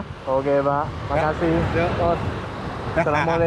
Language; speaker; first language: Indonesian; non-native, learner; Danish